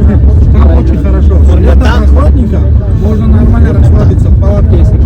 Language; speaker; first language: Russian; non-native, local second language; Tajik